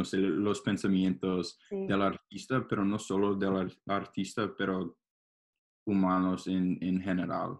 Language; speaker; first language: Spanish; non-native, learner; English